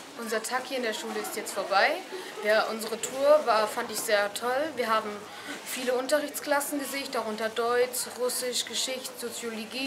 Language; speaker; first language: German; native; German